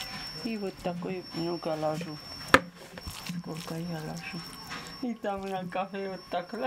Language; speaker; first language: Russian; non-native, local second language; Ossetic